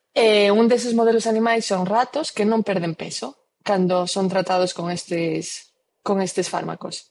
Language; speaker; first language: Galician; non-native, local second language; Spanish